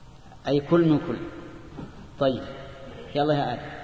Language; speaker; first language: Arabic; native; Arabic